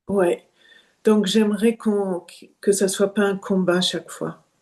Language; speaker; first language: French; non-native, fluent; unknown